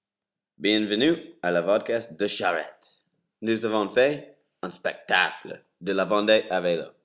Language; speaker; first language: French; non-native, learner; English